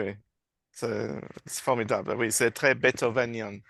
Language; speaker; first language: French; non-native, learner; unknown